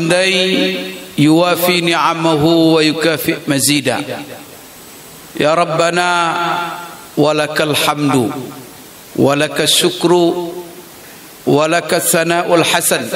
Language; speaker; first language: Arabic; non-native, fluent; Indonesian